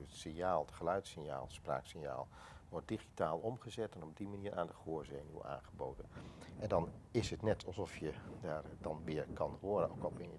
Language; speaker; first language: Dutch; native; Dutch